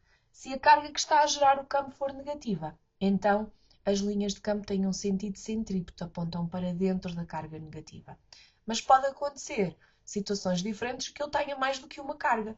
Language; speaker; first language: Portuguese; native; Portuguese